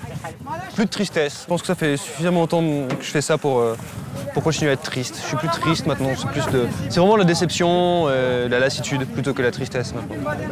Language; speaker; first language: French; native; French